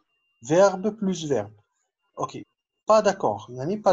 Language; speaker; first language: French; non-native, fluent; Arabic